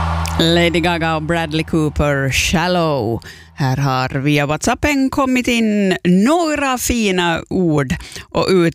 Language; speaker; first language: Swedish; native; Swedish